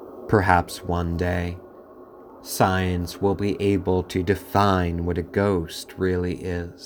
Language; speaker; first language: English; native; English